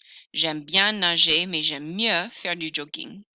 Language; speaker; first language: French; non-native, fluent; English